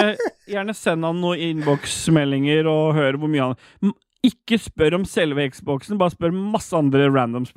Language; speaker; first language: Norwegian; native; Norwegian